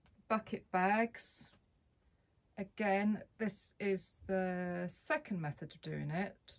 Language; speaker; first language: English; native; English